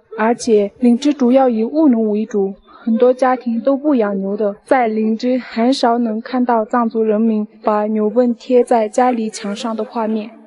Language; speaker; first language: Chinese; non-native, local second language; Tibetan